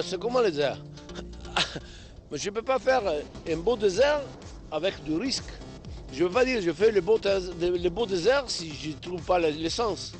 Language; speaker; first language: French; non-native, learner; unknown